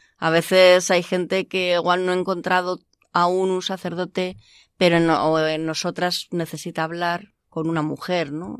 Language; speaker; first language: Spanish; native; Spanish